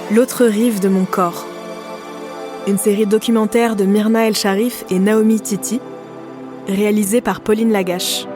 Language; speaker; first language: French; native; French